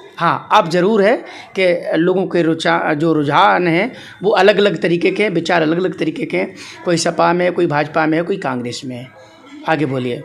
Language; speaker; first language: Hindi; native; Hindi